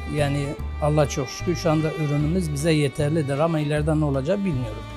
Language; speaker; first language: Turkish; native; Turkish